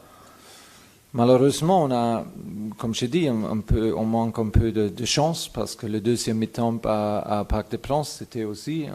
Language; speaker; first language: French; non-native, fluent; German